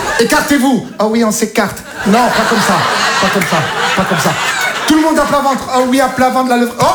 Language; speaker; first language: French; native; French